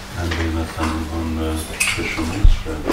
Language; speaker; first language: Hungarian; early bilingual, heritage; Hungarian